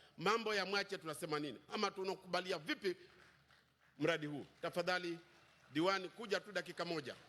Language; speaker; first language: Swahili; native; Swahili